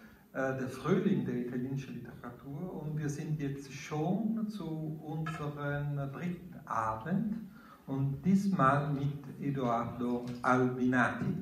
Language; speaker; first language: German; non-native, fluent; Italian